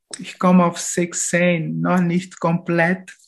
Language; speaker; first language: German; non-native, fluent; Portuguese